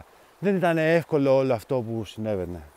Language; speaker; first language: Greek; native; Greek